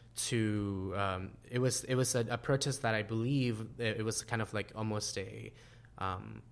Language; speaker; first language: English; non-native, fluent; Spanish